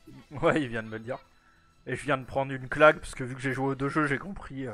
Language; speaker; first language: French; native; French